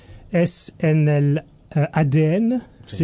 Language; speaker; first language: Spanish; non-native, learner; French